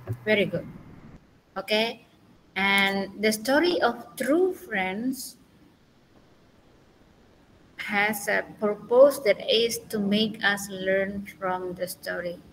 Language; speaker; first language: English; non-native, learner; Indonesian